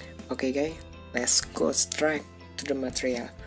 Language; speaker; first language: English; non-native, learner; Indonesian